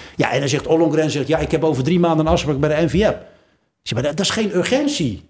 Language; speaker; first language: Dutch; early bilingual, other home language; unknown